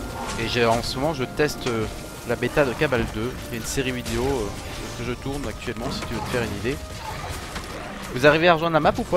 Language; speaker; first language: French; native; French